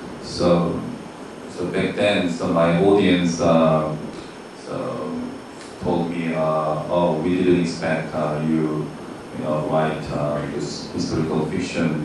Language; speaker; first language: English; non-native, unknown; Korean